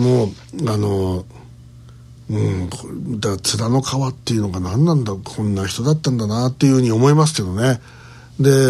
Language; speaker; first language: Japanese; native; Japanese